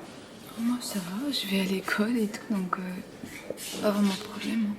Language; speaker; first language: French; early bilingual, other home language; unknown